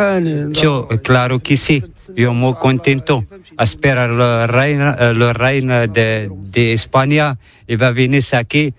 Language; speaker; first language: Spanish; non-native, learner; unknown